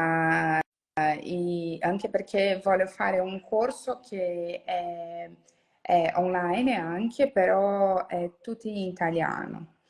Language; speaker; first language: Italian; non-native, learner; Portuguese